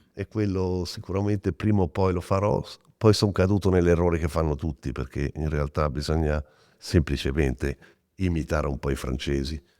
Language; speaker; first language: Italian; early bilingual, heritage; Italian